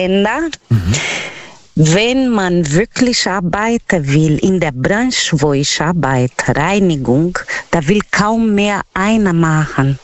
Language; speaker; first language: German; non-native, learner; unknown